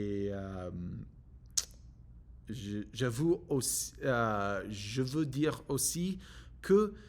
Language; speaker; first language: French; non-native, learner; English